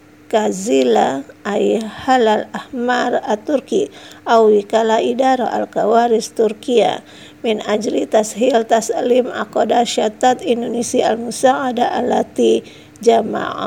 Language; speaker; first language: Arabic; non-native, fluent; Indonesian